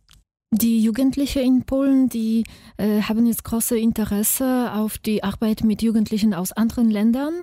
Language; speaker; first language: German; non-native, fluent; Polish